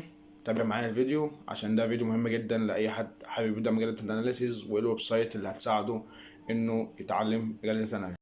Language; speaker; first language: Arabic; native; Arabic